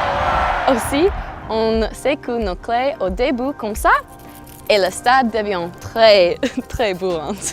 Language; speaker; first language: French; non-native, learner; English